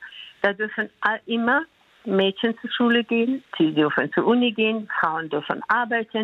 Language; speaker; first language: German; non-native, fluent; Persian